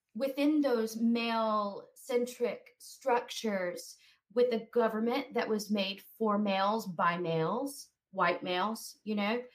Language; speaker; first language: English; native; English